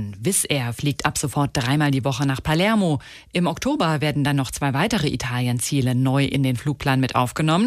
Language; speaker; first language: German; native; German